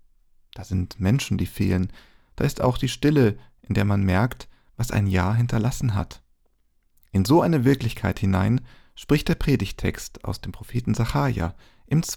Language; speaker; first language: German; native; German